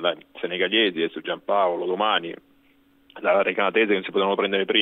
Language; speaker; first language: Italian; native; Italian